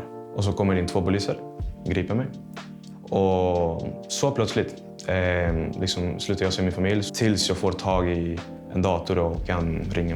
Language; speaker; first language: Swedish; non-native, fluent; Spanish